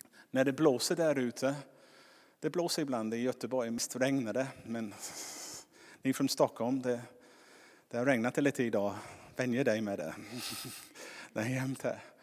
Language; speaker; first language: Swedish; non-native, fluent; English